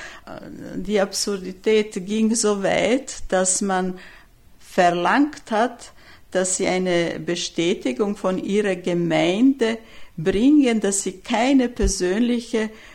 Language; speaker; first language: German; non-native, fluent; Serbian